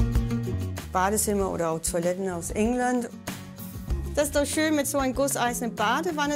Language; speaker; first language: German; non-native, fluent; Danish